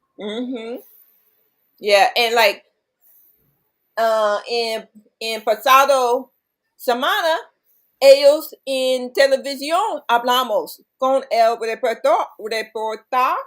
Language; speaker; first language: Spanish; non-native, learner; English